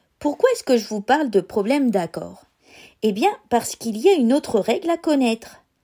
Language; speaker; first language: French; native; French